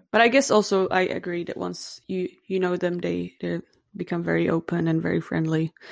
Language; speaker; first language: English; non-native, fluent; Czech